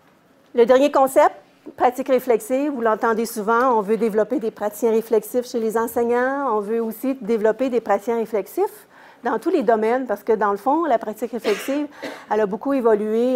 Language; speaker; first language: French; native; French